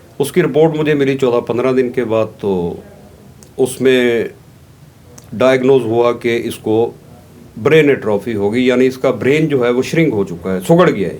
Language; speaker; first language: Urdu; non-native, local second language; Punjabi